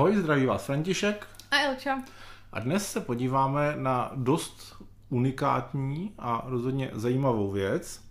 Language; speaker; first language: Czech; native; Czech